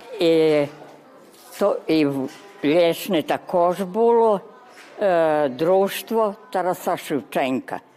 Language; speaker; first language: Ukrainian; early bilingual, heritage; Ukrainian